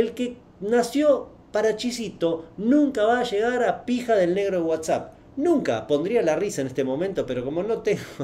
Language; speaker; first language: Spanish; native; Spanish